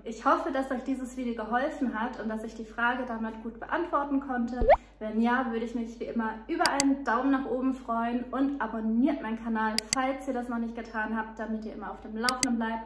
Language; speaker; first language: German; native; German